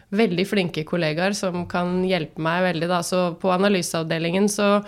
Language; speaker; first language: Norwegian; native; Norwegian